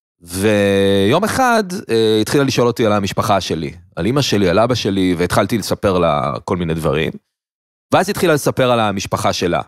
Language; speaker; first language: Hebrew; native; Hebrew